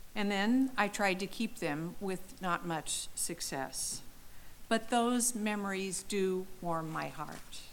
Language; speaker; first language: English; native; English